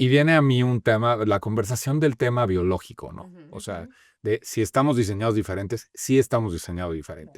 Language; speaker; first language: Spanish; native; Spanish